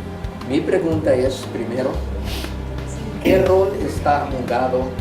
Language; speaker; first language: Spanish; non-native, learner; Papiamento